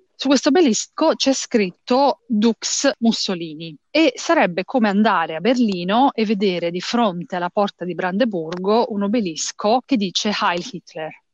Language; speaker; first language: Italian; early bilingual, other home language; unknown